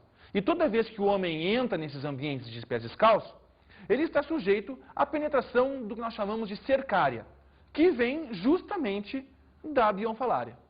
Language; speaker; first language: Portuguese; native; Portuguese